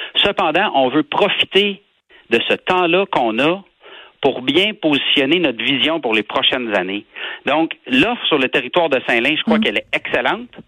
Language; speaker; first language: French; native; French